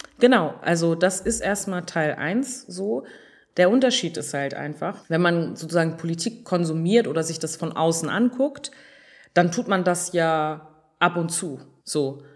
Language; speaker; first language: German; early bilingual, other home language; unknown